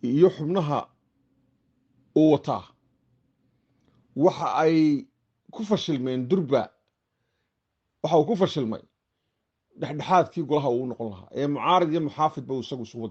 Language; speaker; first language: Somali; native; Somali